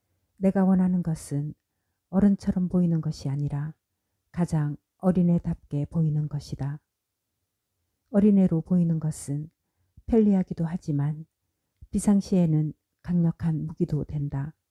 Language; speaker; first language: Korean; native; Korean